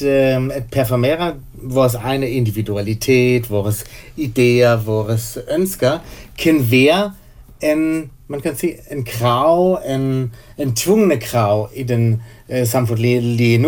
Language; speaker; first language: Danish; non-native, fluent; German